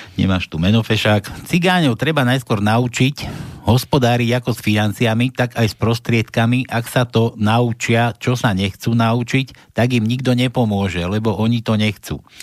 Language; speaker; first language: Slovak; native; Slovak